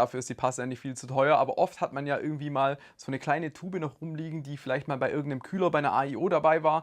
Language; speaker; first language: German; native; German